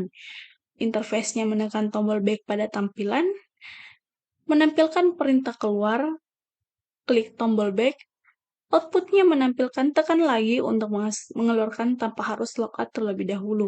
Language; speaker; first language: Indonesian; native; Indonesian